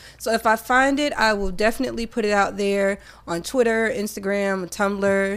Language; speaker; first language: English; native; English